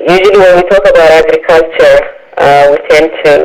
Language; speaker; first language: English; non-native, local second language; Amharic